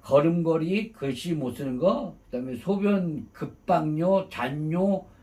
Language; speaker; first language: Korean; native; Korean